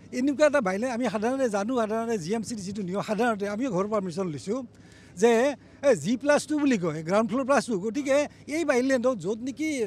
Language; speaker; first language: Assamese; native; Assamese